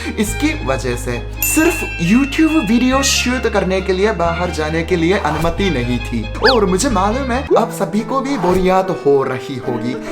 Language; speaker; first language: Hindi; non-native, fluent; Japanese